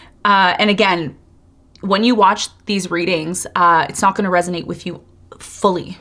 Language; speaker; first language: English; native; English